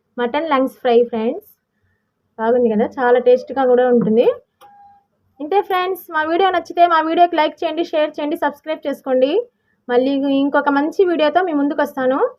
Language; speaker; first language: Telugu; non-native, local second language; Urdu